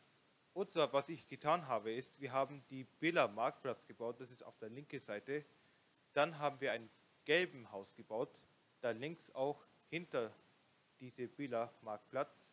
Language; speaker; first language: German; non-native, local second language; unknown